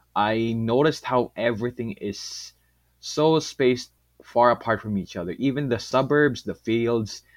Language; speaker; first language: English; non-native, local second language; Filipino